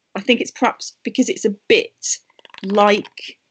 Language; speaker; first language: English; native; English